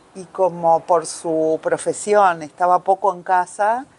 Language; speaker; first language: Spanish; native; Spanish